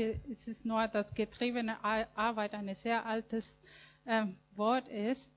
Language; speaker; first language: German; non-native, fluent; Spanish